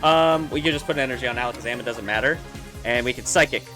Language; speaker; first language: English; native; English